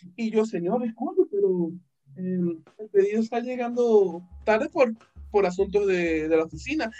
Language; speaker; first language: Spanish; native; Spanish